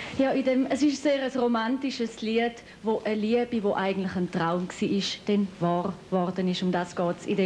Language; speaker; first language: German; native; German